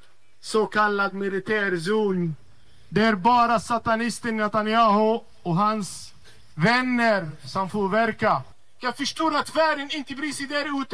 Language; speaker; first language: Swedish; non-native, fluent; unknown